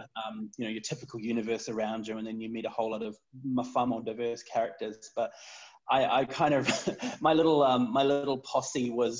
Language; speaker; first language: English; native; English